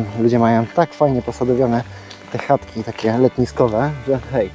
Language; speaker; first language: Polish; native; Polish